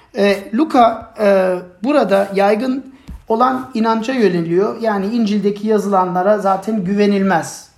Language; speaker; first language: Turkish; non-native, fluent; German